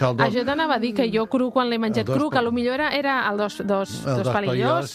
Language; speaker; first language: Catalan; native; Catalan